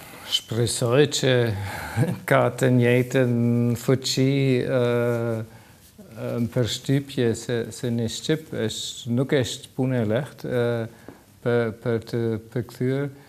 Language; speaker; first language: Albanian; non-native, learner; German